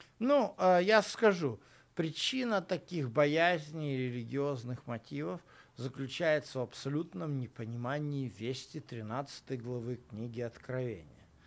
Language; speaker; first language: Russian; native; Russian